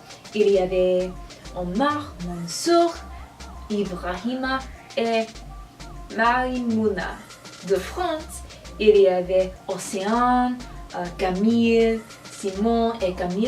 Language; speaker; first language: French; non-native, learner; English